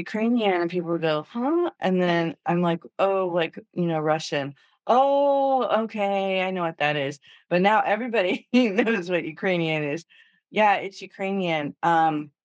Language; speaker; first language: English; native; English